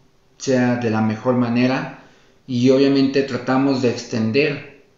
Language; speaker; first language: Spanish; native; Spanish